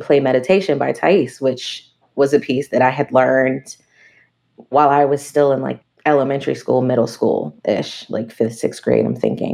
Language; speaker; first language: English; native; English